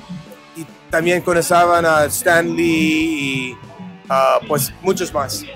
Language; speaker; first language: Spanish; non-native, fluent; English